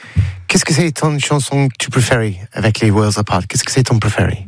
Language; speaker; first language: French; non-native, learner; English